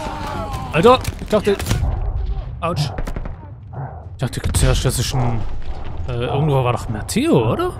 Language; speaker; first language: German; native; German